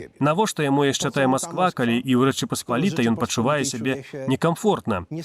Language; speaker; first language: Belarusian; native; Belarusian